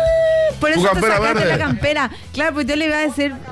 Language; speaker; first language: Spanish; native; Spanish